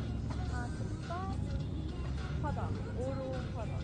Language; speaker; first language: Korean; non-native, learner; Japanese